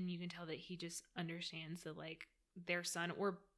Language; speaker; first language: English; native; English